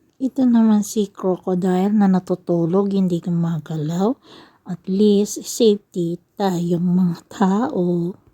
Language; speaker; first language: Filipino; native; Filipino